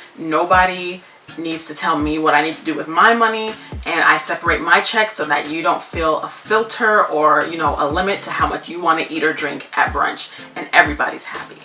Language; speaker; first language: English; native; English